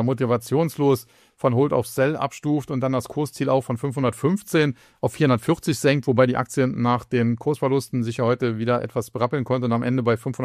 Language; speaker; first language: German; native; German